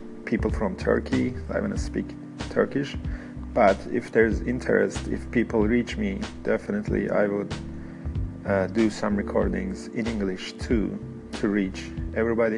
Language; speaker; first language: English; non-native, fluent; Turkish